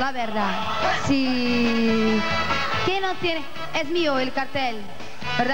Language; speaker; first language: Spanish; non-native, fluent; Portuguese